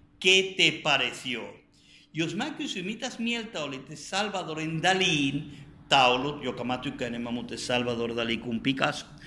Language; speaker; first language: Finnish; non-native, fluent; Spanish